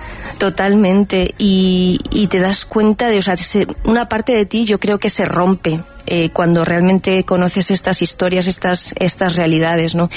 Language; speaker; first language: Spanish; native; Spanish